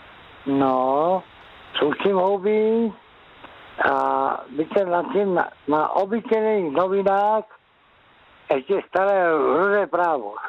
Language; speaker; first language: Czech; native; Czech